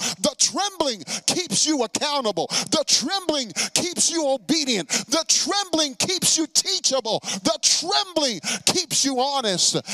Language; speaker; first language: English; native; English